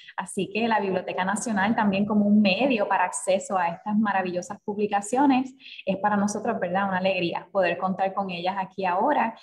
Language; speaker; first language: Spanish; native; Spanish